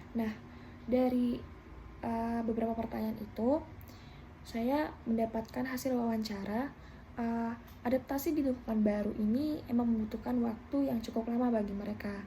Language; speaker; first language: Indonesian; native; Indonesian